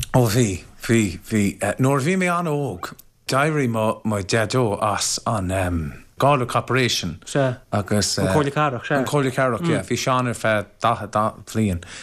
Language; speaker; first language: Irish; non-native, local second language; English